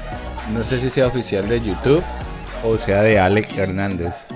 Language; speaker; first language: Spanish; native; Spanish